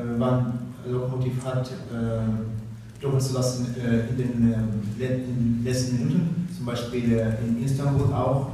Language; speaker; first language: German; non-native, learner; Russian